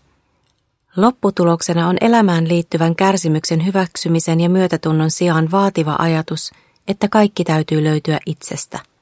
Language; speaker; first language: Finnish; native; Finnish